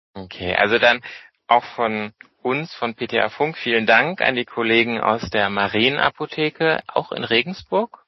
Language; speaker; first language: German; native; German